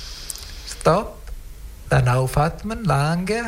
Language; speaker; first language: German; non-native, learner; Italian